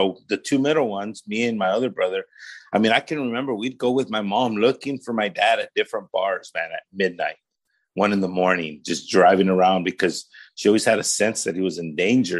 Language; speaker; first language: English; native; English